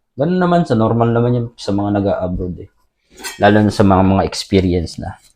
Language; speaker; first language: Filipino; native; Filipino